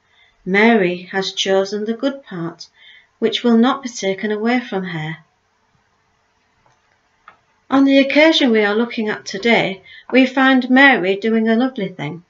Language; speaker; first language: English; native; English